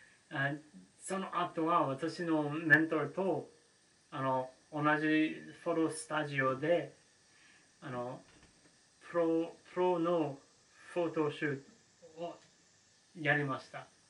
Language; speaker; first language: Japanese; non-native, learner; English